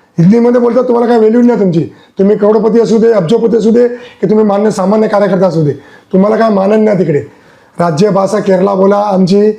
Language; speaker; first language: Marathi; non-native, local second language; Gujarati